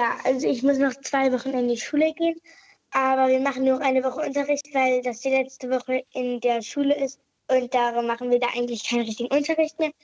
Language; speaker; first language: German; native; German